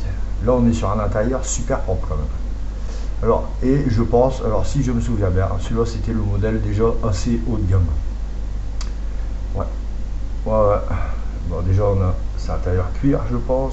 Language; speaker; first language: French; native; French